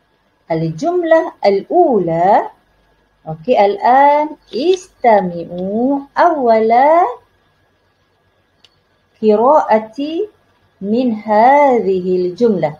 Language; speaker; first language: Arabic; non-native, learner; Malay